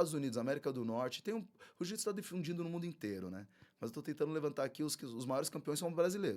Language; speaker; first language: Portuguese; native; Portuguese